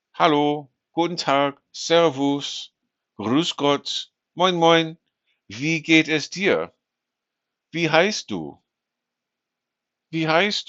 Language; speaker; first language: German; non-native, fluent; English